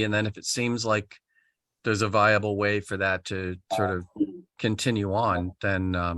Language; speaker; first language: English; native; English